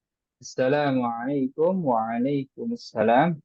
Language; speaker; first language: Indonesian; native; Indonesian